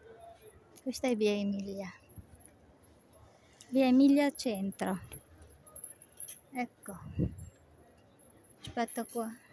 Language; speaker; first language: Italian; non-native, fluent; Cebuano